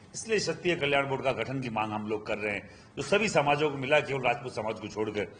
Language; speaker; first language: Hindi; non-native, local second language; Rajasthani